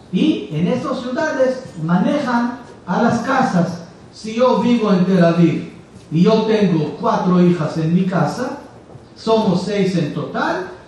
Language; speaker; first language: Spanish; non-native, fluent; Hebrew